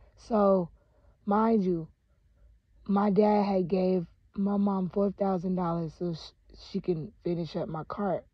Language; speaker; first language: English; native; English